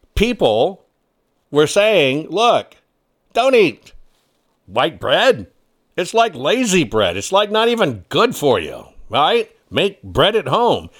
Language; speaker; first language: English; early bilingual, other home language; German